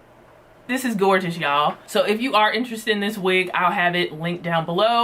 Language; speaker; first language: English; native; English